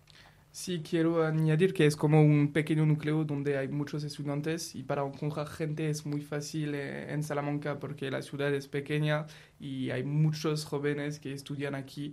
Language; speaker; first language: Spanish; non-native, learner; French